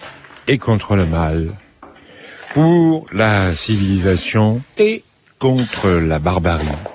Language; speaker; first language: French; native; French